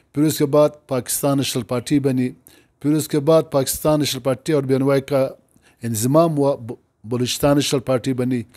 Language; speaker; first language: Urdu; non-native, local second language; Pashto